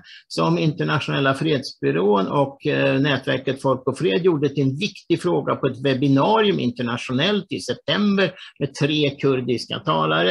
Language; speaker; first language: Swedish; native; Swedish